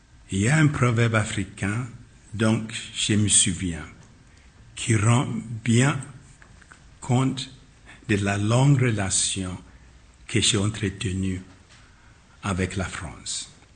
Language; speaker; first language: French; non-native, fluent; Akan